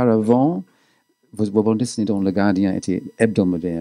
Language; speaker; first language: French; non-native, fluent; English